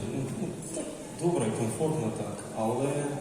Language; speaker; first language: Ukrainian; non-native, local second language; Russian